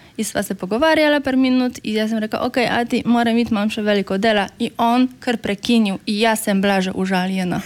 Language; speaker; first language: Slovenian; non-native, fluent; Polish